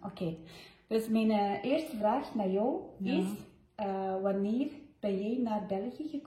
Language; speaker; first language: Dutch; non-native, fluent; Tibetan